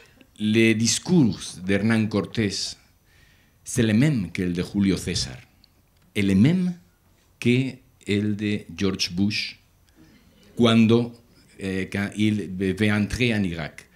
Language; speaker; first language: French; non-native, learner; Spanish